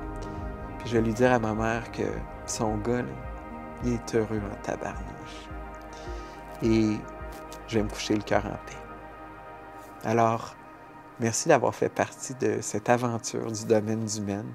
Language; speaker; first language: French; native; French